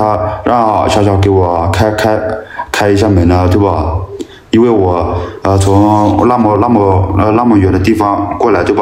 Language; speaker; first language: Chinese; non-native, local second language; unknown